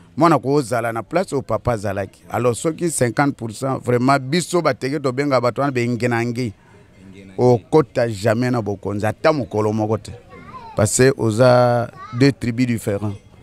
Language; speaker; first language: Lingala; non-native, local second language; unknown